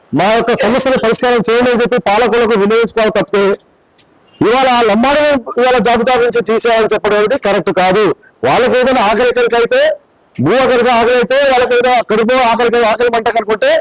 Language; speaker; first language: Telugu; non-native, local second language; Lambadi